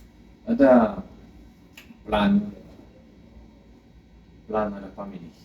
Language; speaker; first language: Arabic; non-native, learner; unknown